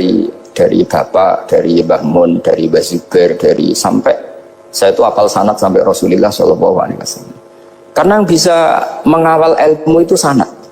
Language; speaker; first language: Indonesian; non-native, local second language; Javanese